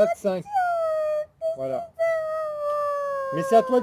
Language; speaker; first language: French; native; French